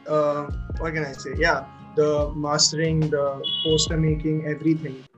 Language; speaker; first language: English; non-native, local second language; Hindi